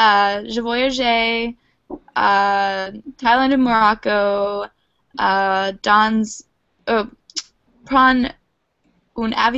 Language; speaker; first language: French; non-native, learner; English